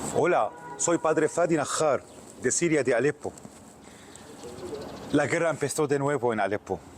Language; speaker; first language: Spanish; non-native, fluent; Arabic